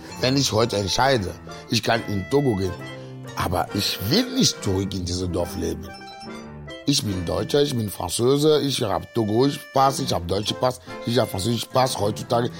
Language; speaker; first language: German; non-native, fluent; Ewe